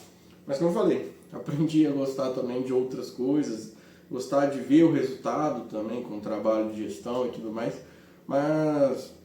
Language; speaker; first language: Portuguese; native; Portuguese